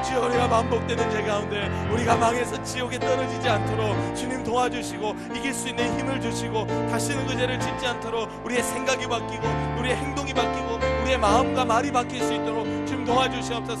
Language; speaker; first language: Korean; native; Korean